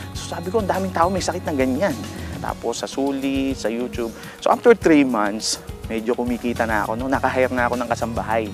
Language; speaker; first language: Filipino; non-native, local second language; Cebuano